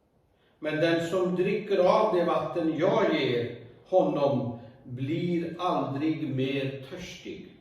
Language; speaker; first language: Swedish; non-native, fluent; Urdu